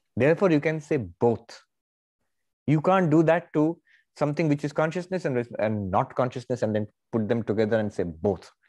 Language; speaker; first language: English; non-native, local second language; Bangla